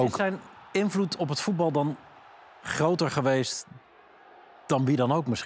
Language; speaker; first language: Dutch; native; Dutch